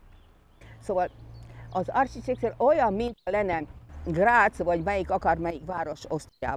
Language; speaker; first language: Hungarian; non-native, local second language; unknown